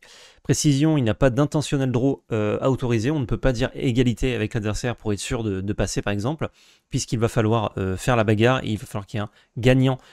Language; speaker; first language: French; native; French